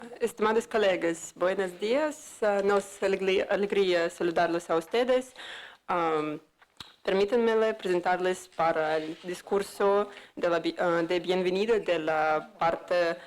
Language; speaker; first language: Spanish; non-native, fluent; Russian